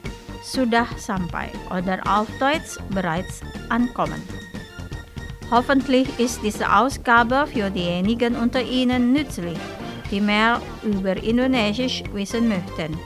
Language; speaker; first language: German; non-native, fluent; Indonesian